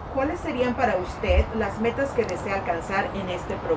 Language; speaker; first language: Spanish; native; Spanish